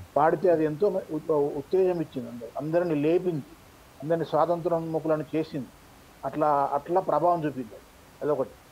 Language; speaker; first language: Telugu; native; Telugu